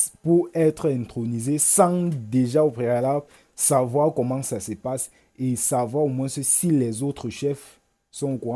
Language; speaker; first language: French; native; French